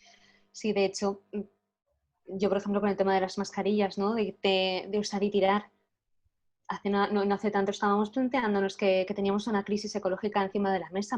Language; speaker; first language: Spanish; native; Spanish